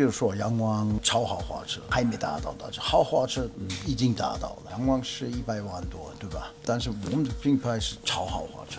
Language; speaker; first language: Chinese; non-native, learner; German